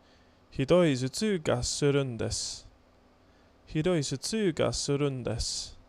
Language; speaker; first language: Japanese; non-native, learner; English